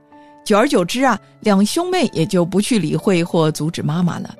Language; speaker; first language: Chinese; native; Chinese